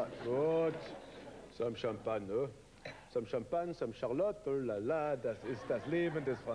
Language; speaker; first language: German; native; German